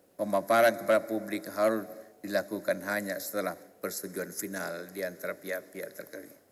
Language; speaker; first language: Indonesian; non-native, local second language; Buginese